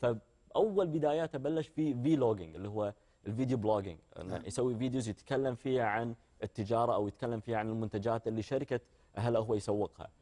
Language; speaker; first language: Arabic; native; Arabic